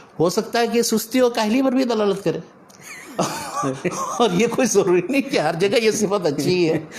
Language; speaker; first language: Urdu; native; Urdu